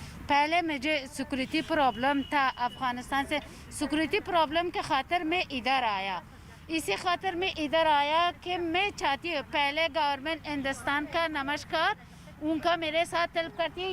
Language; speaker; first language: Hindi; non-native, learner; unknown